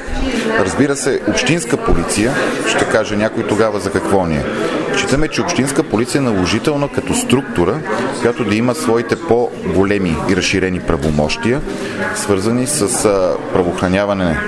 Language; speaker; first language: Bulgarian; native; Bulgarian